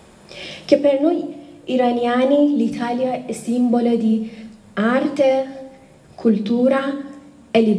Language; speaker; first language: Italian; non-native, fluent; Persian